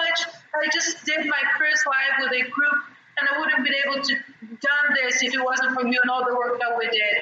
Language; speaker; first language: English; non-native, fluent; Spanish